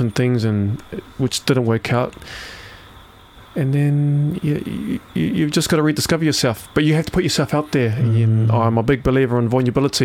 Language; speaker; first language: English; native; English